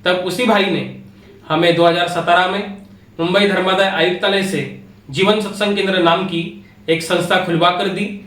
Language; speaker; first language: Hindi; non-native, local second language; Marathi